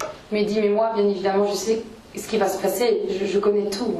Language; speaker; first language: French; native; French